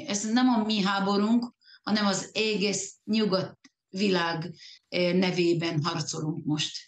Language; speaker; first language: Hungarian; early bilingual, heritage; Hungarian